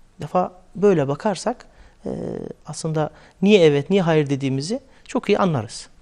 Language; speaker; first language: Turkish; native; Turkish